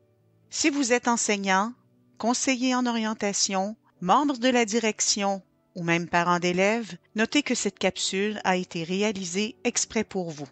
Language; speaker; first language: French; native; French